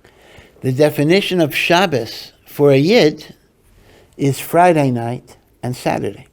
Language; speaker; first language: English; native; English